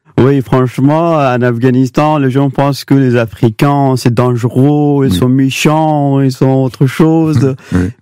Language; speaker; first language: French; non-native, learner; Pashto